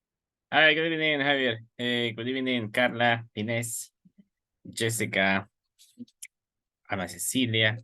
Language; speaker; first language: English; non-native, local second language; Spanish